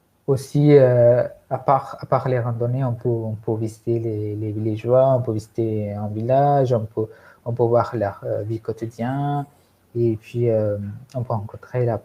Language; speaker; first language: French; non-native, fluent; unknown